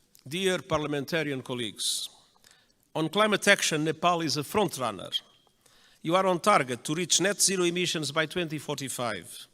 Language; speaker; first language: English; non-native, fluent; Portuguese